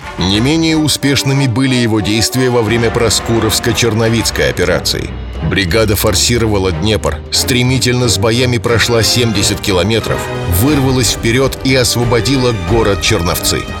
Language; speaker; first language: Russian; native; Russian